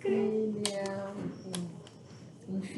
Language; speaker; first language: French; non-native, learner; Portuguese